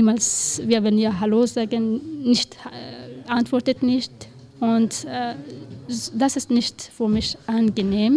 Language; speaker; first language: German; non-native, learner; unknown